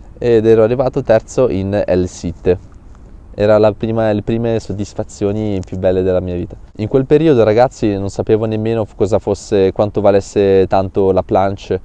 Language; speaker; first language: Italian; early bilingual, other home language; Russian